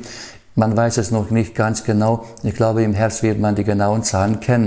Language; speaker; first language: German; native; German